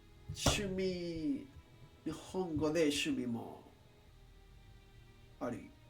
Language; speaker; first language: Japanese; non-native, learner; English